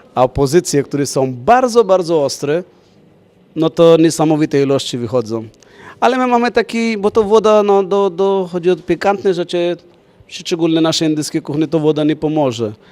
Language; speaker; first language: Polish; non-native, fluent; Punjabi